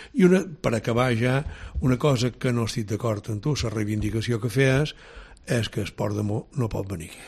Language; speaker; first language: Catalan; native; Catalan